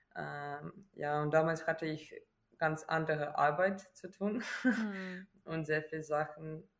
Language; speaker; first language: German; non-native, fluent; Ukrainian